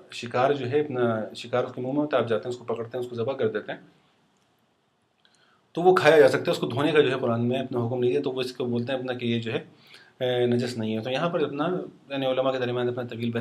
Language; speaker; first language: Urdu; non-native, fluent; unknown